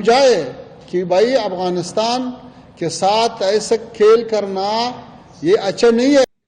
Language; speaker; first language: Hindi; non-native, fluent; Pashto